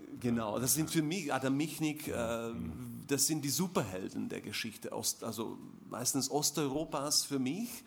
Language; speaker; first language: German; non-native, fluent; Slovak